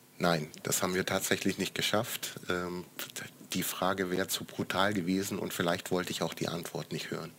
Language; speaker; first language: German; early bilingual, other home language; Croatian